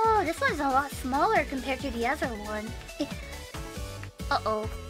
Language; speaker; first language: English; non-native, fluent; Japanese